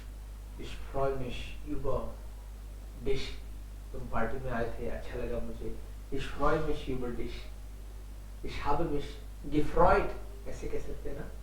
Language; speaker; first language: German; non-native, fluent; Hindi